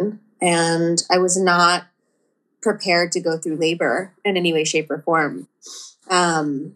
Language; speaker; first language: English; native; English